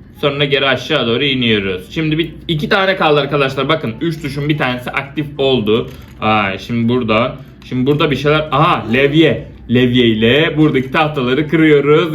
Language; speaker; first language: Turkish; native; Turkish